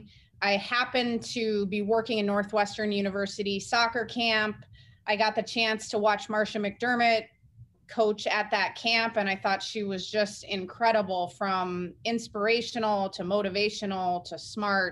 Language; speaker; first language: English; native; English